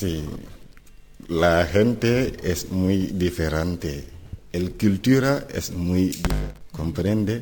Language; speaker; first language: Spanish; non-native, learner; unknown